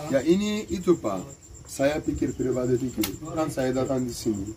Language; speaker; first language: Indonesian; non-native, learner; Kurdish